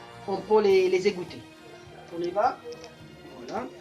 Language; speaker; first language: French; non-native, fluent; Italian